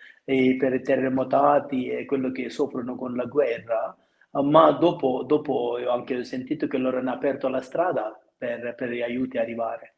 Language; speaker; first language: Italian; non-native, fluent; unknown